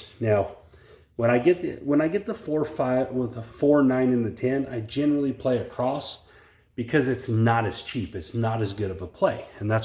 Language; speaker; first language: English; native; English